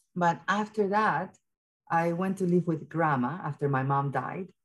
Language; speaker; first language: English; early bilingual, other home language; Spanish